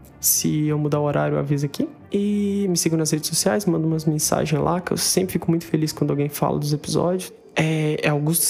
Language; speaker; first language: Portuguese; native; Portuguese